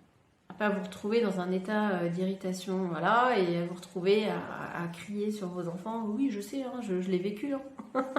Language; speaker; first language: French; native; French